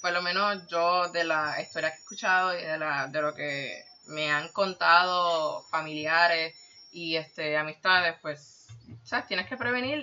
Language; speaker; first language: Spanish; early bilingual, heritage; Spanish